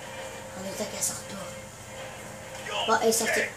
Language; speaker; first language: French; native; French